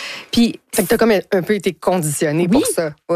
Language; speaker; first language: French; native; French